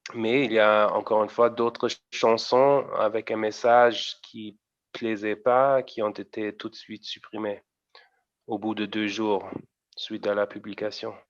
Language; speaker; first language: French; non-native, fluent; German